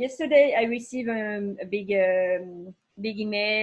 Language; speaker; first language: English; non-native, learner; French